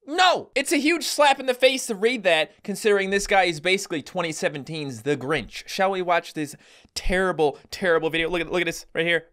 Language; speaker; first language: English; native; English